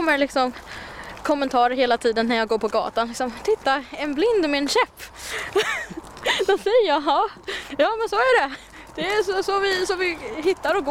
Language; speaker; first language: Swedish; non-native, fluent; Chinese